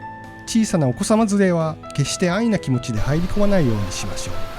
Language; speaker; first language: Japanese; native; Japanese